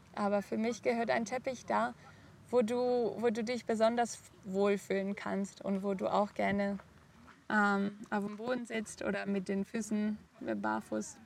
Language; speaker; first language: German; non-native, fluent; Spanish